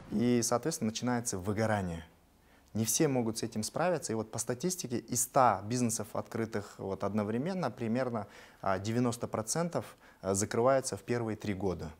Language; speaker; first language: Russian; native; Russian